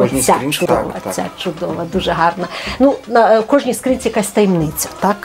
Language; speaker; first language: Ukrainian; native; Ukrainian